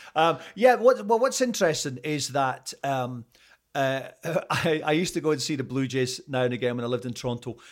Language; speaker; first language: English; native; English